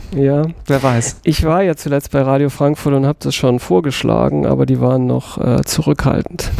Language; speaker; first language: German; native; German